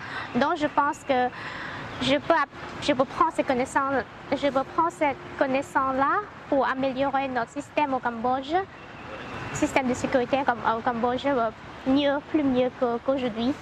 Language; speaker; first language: French; non-native, learner; Khmer